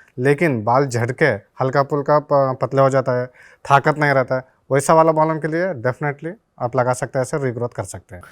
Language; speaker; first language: Hindi; non-native, local second language; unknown